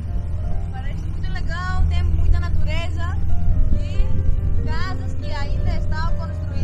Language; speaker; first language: Portuguese; non-native, learner; Greek